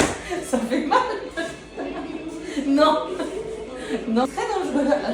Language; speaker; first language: French; native; French